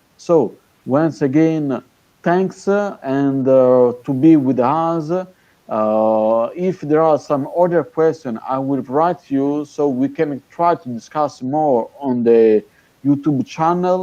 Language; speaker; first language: English; non-native, fluent; Italian